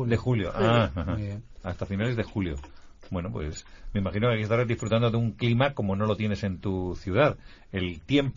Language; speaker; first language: Spanish; native; Spanish